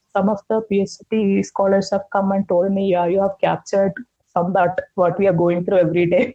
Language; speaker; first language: English; non-native, local second language; Malayalam